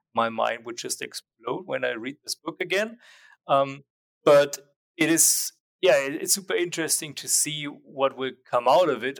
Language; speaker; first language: English; non-native, fluent; German